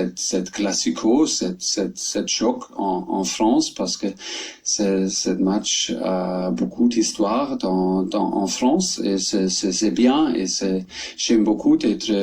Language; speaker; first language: French; non-native, learner; German